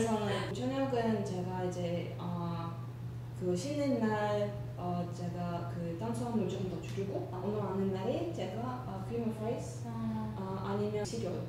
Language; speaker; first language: Korean; non-native, learner; Russian